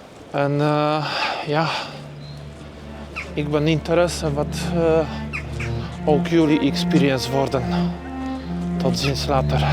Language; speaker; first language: Dutch; non-native, learner; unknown